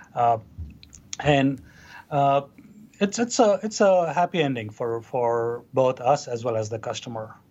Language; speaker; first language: English; non-native, local second language; Hindi